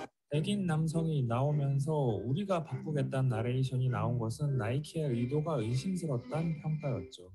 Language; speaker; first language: Korean; native; Korean